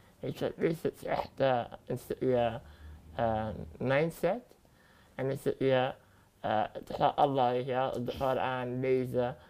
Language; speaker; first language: Dutch; early bilingual, other home language; Arabic